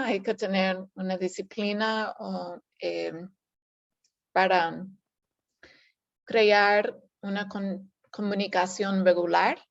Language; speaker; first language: Spanish; non-native, fluent; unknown